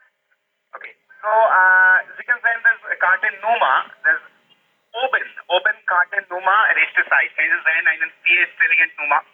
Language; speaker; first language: German; non-native, learner; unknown